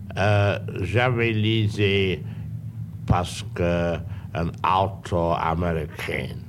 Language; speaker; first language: French; non-native, learner; English